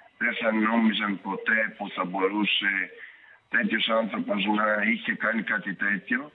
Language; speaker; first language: Greek; early bilingual, heritage; Italian